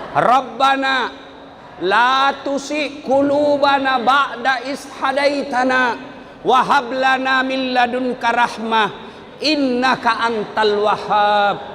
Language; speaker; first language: Indonesian; non-native, local second language; Buginese